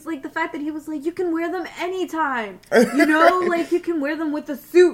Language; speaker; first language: English; early bilingual, other home language; Spanish